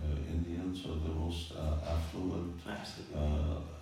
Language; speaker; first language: English; native; English